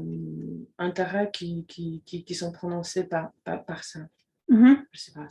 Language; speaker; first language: French; non-native, fluent; Polish